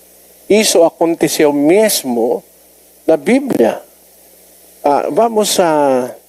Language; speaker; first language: Portuguese; non-native, learner; Filipino